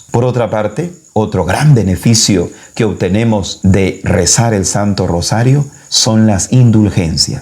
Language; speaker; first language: Spanish; native; Spanish